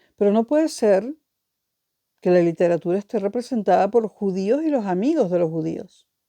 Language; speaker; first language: Spanish; native; Spanish